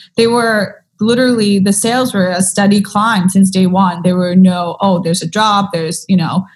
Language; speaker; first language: English; early bilingual, other home language; Thai